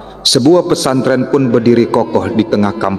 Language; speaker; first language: Indonesian; native; Indonesian